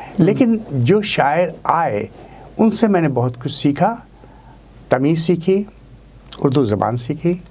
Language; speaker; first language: Urdu; native; Urdu